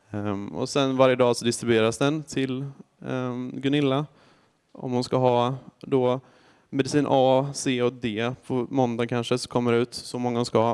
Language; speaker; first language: Swedish; native; Swedish